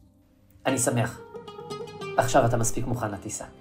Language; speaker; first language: Hebrew; native; Hebrew